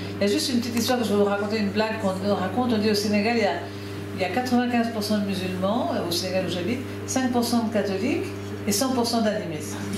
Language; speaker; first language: French; native; French